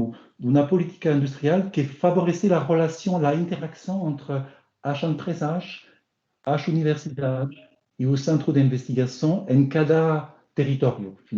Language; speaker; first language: Portuguese; non-native, learner; French